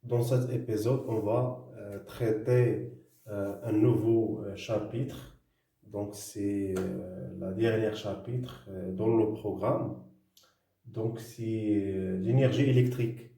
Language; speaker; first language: French; non-native, local second language; Arabic